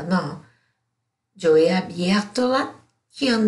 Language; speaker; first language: Spanish; non-native, learner; Portuguese